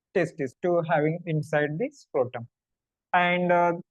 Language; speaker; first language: English; non-native, local second language; Telugu